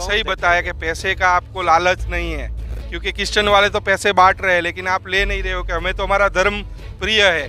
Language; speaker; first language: Hindi; native; Hindi